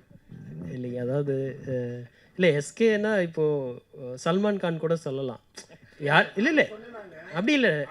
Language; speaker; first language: Tamil; native; Tamil